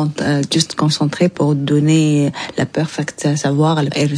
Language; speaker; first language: French; non-native, learner; Arabic